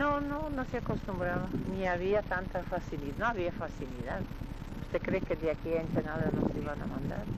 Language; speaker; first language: Spanish; early bilingual, other home language; Russian